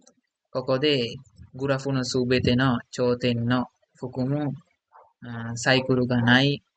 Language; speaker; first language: Japanese; non-native, learner; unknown